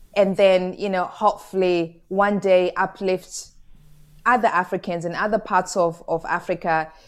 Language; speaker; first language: English; non-native, local second language; Shona